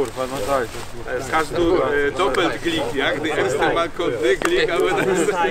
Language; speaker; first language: German; non-native, learner; Polish